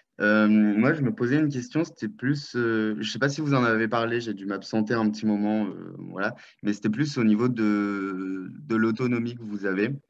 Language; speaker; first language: French; native; French